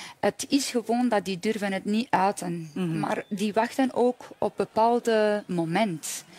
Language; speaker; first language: Dutch; non-native, fluent; Persian